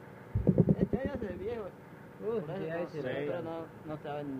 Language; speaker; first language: Spanish; non-native, local second language; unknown